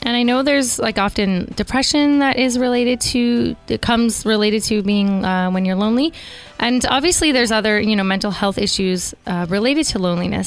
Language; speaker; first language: English; early bilingual, other home language; Italian